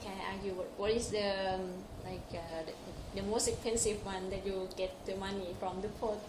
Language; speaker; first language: English; non-native, local second language; Thai